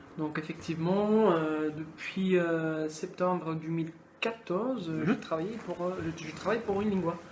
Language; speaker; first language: French; non-native, fluent; English